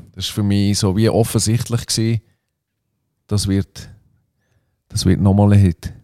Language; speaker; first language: German; native; German